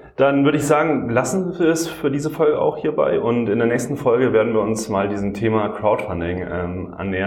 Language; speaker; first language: German; native; German